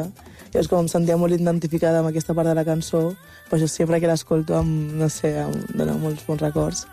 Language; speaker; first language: Catalan; early bilingual, other home language; Wolof